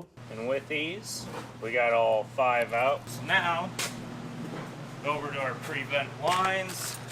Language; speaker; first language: English; native; English